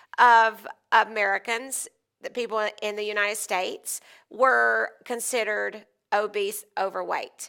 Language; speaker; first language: English; native; English